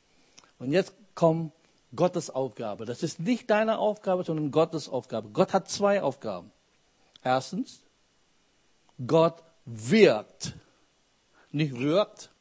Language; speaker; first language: German; non-native, fluent; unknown